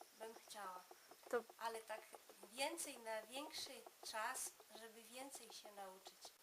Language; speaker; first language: Polish; early bilingual, heritage; Polish